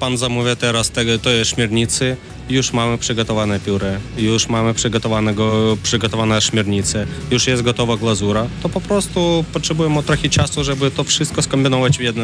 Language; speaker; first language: Polish; non-native, fluent; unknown